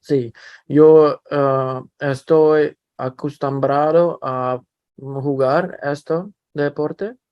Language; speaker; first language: Spanish; non-native, learner; English